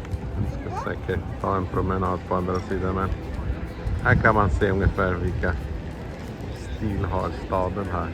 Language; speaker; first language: Swedish; non-native, fluent; Portuguese